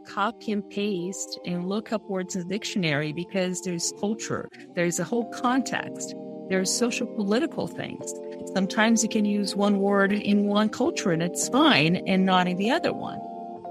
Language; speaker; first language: English; non-native, fluent; Portuguese